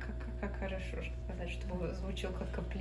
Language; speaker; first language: Russian; early bilingual, other home language; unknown